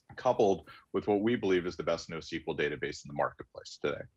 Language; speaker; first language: English; native; English